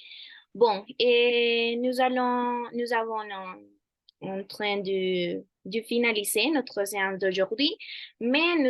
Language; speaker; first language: French; non-native, fluent; Spanish